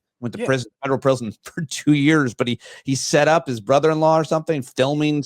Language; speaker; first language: English; native; English